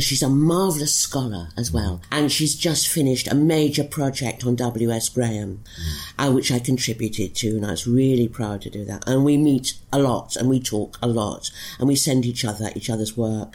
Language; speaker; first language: English; native; English